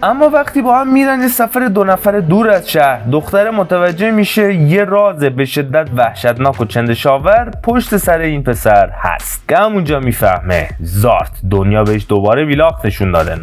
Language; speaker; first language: Persian; native; Persian